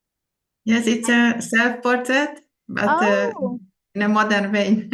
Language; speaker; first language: English; non-native, fluent; Indonesian